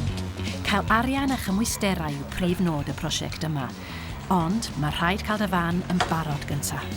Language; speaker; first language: Welsh; native; Welsh